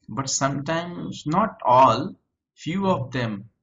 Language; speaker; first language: English; non-native, local second language; Hindi